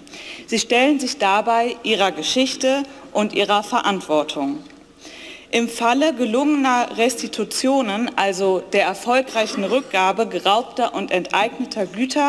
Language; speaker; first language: German; native; German